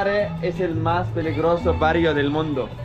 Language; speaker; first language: Spanish; non-native, learner; Arabic